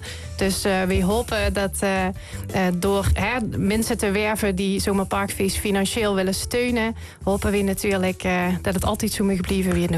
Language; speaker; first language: Dutch; native; Dutch